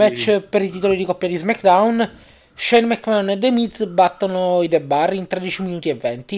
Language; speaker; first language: Italian; native; Italian